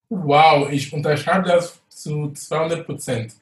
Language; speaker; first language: German; non-native, fluent; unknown